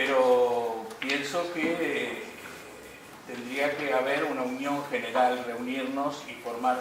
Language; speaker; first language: Spanish; native; Spanish